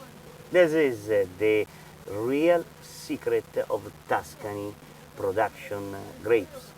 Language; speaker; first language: English; non-native, fluent; Italian